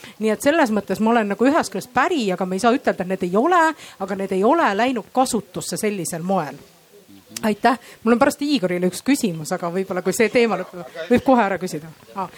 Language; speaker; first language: Estonian; native; Estonian